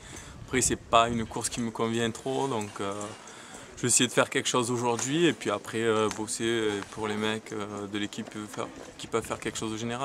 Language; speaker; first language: French; native; French